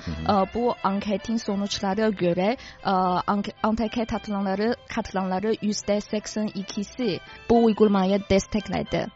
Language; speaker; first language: Turkish; non-native, fluent; Chinese